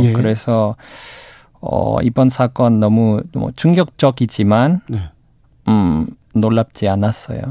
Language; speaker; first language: Korean; non-native, learner; English